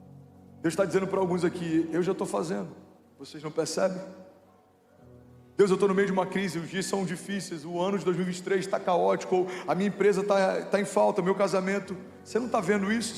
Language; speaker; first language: Portuguese; native; Portuguese